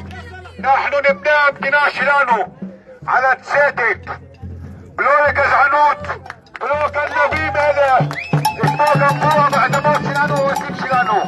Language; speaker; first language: Hebrew; non-native, local second language; Arabic